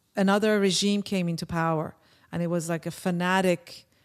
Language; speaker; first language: English; early bilingual, other home language; Persian